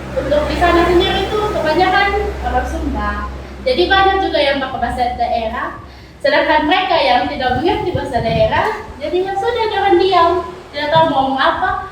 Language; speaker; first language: Indonesian; native; Indonesian